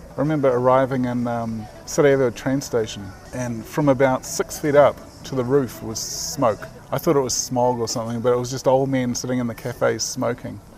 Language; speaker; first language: English; native; English